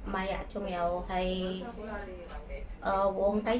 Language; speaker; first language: Cantonese; non-native, learner; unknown